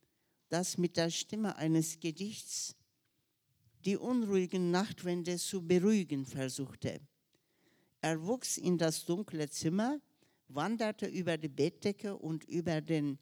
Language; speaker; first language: German; non-native, fluent; Turkish